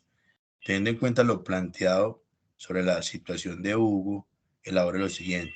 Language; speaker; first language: Spanish; native; Spanish